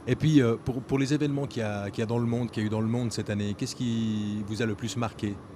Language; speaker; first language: French; native; French